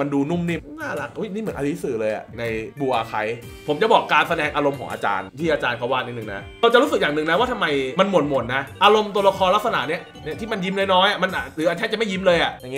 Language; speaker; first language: Thai; native; Thai